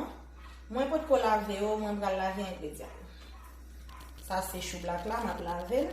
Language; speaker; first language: French; non-native, learner; Haitian Creole